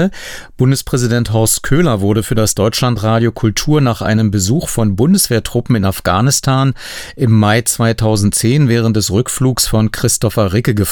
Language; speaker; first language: German; native; German